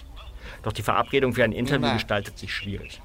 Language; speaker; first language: German; native; German